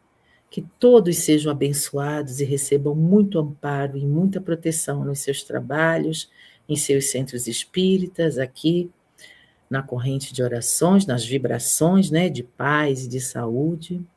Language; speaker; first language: Portuguese; native; Portuguese